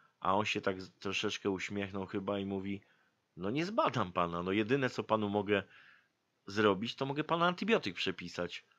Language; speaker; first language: Polish; native; Polish